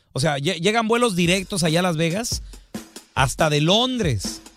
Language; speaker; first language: Spanish; native; Spanish